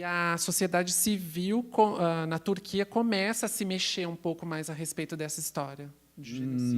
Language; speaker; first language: Portuguese; native; Portuguese